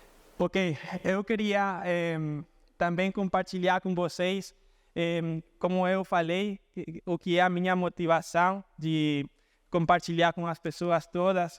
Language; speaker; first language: Portuguese; non-native, fluent; Spanish